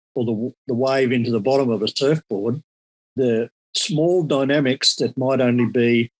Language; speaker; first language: English; native; English